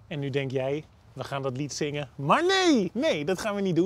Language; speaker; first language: Dutch; native; Dutch